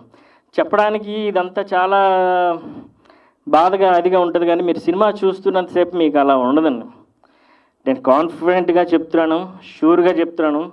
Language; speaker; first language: Telugu; native; Telugu